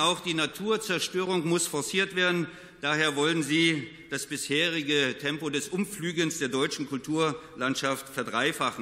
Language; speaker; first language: German; native; German